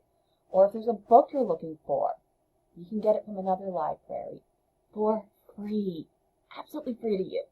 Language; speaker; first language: English; native; English